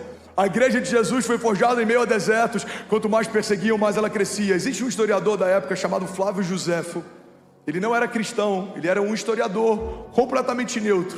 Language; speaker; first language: Portuguese; native; Portuguese